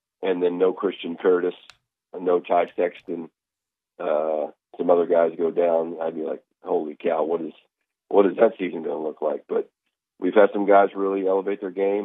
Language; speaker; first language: English; native; English